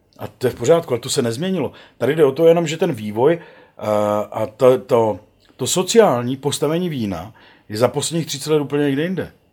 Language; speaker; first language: Czech; native; Czech